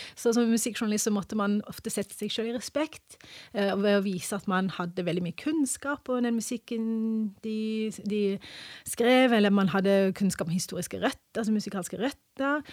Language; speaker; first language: Norwegian; early bilingual, other home language; English